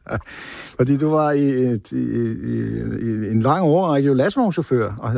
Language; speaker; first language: Danish; native; Danish